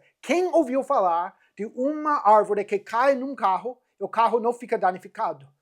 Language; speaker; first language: Portuguese; non-native, fluent; English